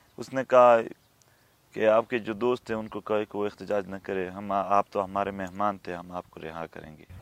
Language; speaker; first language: Urdu; non-native, local second language; Pashto